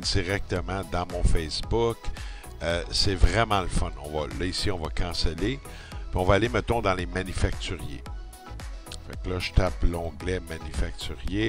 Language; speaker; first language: French; native; French